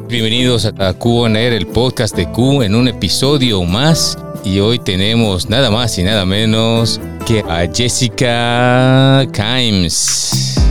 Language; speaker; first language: Spanish; native; Spanish